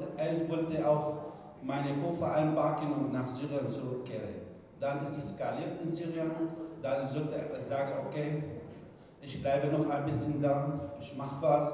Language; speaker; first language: German; non-native, fluent; Arabic